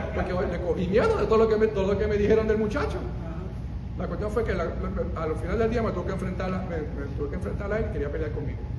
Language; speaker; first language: Spanish; early bilingual, heritage; Spanish